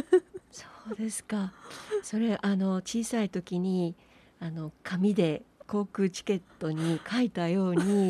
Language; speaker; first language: Japanese; native; Japanese